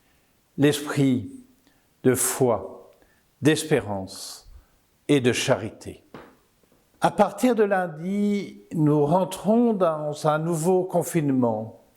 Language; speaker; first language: French; native; French